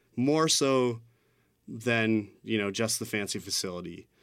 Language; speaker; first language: English; native; English